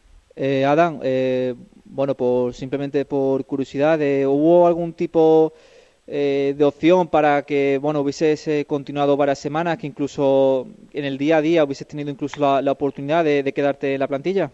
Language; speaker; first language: Spanish; native; Spanish